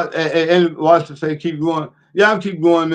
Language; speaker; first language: English; native; English